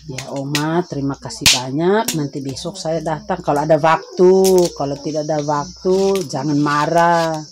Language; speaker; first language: Indonesian; non-native, local second language; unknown